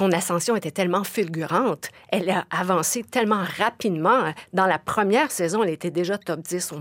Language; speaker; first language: French; native; French